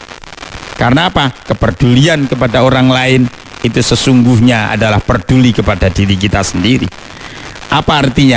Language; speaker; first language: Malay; non-native, local second language; Javanese